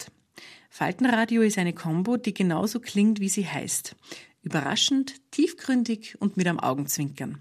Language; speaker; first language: German; native; German